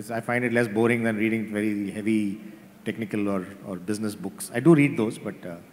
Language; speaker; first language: English; non-native, local second language; Tamil